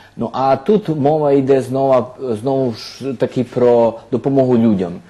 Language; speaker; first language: Ukrainian; early bilingual, heritage; Ukrainian